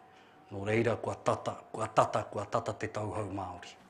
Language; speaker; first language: Māori; non-native, local second language; English